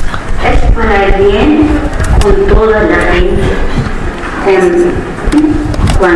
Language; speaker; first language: Spanish; non-native, local second language; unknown